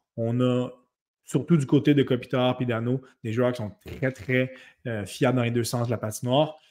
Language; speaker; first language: French; native; French